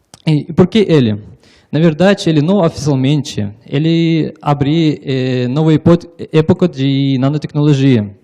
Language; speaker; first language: Portuguese; non-native, learner; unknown